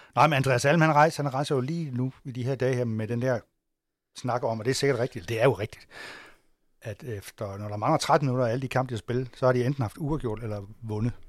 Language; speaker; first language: Danish; native; Danish